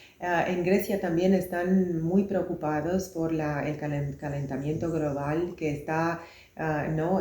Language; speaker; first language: Spanish; non-native, fluent; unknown